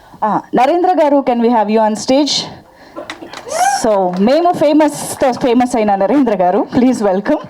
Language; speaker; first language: Telugu; native; Telugu